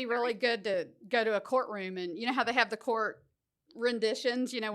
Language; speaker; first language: English; native; English